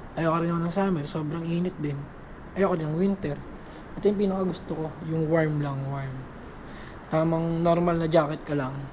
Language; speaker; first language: Filipino; native; Filipino